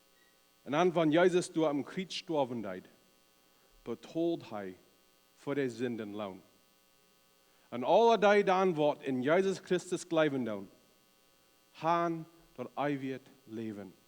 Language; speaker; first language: German; non-native, learner; Plautdietsch